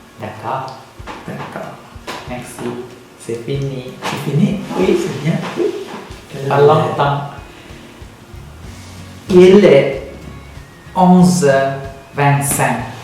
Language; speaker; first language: French; non-native, learner; Thai